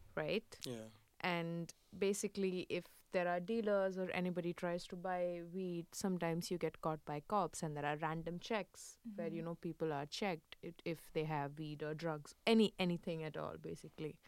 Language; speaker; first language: English; non-native, local second language; Hindi